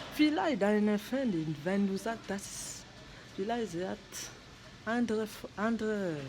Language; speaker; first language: German; non-native, learner; French